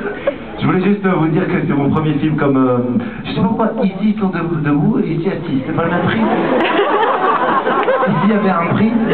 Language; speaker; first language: French; native; French